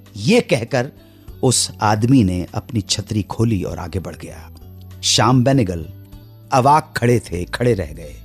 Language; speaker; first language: Hindi; native; Hindi